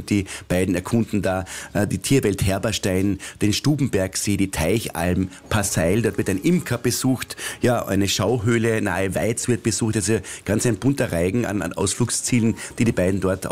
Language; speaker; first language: German; native; German